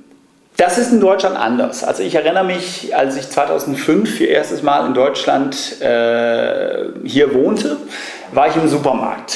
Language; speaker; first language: German; non-native, fluent; Danish